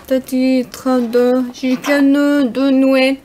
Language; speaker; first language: French; non-native, learner; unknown